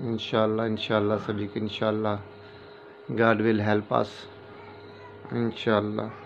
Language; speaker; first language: Filipino; non-native, learner; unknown